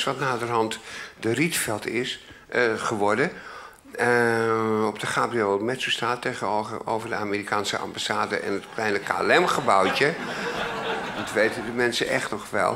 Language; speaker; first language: Dutch; native; Dutch